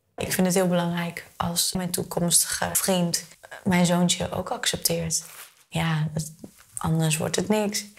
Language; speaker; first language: Dutch; native; Dutch